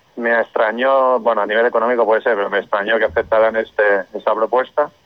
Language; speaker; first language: Spanish; non-native, local second language; Catalan